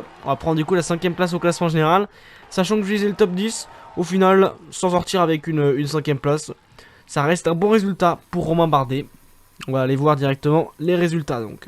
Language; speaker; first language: French; native; French